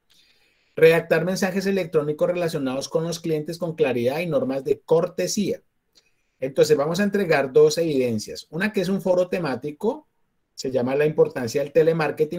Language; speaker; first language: Spanish; native; Spanish